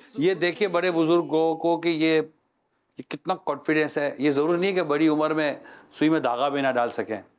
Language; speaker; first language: Urdu; native; Urdu